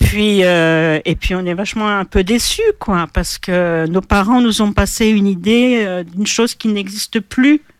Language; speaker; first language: French; non-native, fluent; Portuguese